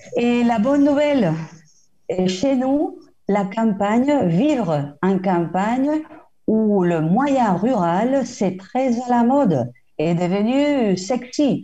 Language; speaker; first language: French; non-native, fluent; Spanish